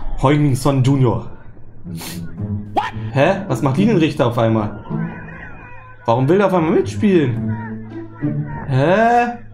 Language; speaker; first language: German; native; German